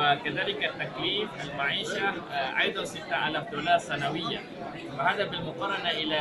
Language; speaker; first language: Arabic; non-native, fluent; Malay